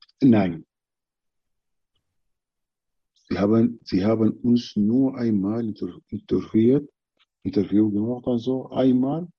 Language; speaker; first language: German; non-native, learner; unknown